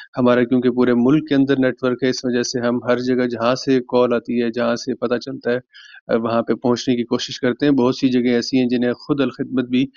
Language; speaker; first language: Urdu; native; Urdu